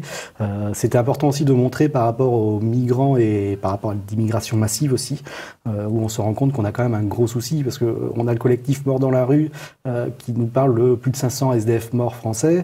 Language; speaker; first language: French; native; French